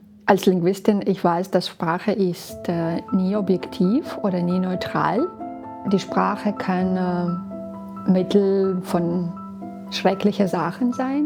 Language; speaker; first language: German; non-native, fluent; Belarusian